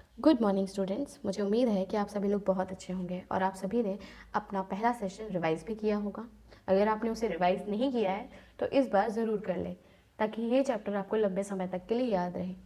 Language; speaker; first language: Hindi; native; Hindi